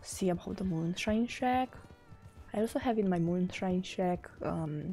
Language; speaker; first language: English; non-native, fluent; Romanian